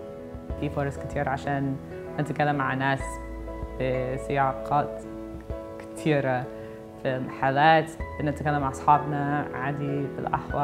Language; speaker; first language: Arabic; non-native, fluent; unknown